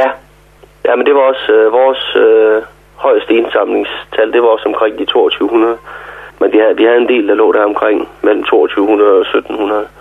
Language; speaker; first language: Danish; native; Danish